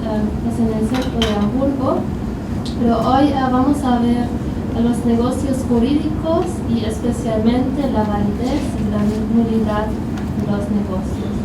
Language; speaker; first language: Spanish; non-native, fluent; German